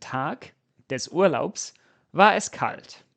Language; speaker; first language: German; non-native, fluent; English